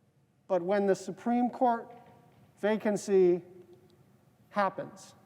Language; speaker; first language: English; native; English